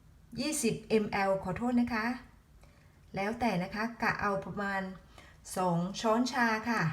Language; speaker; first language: Thai; native; Thai